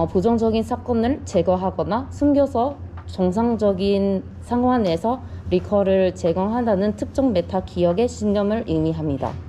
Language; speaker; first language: Korean; non-native, learner; English